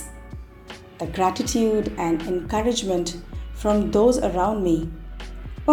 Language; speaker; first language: English; non-native, local second language; Bangla